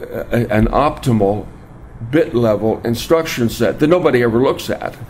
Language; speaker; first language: English; native; English